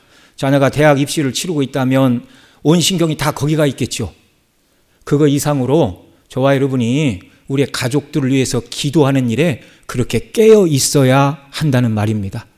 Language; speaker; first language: Korean; native; Korean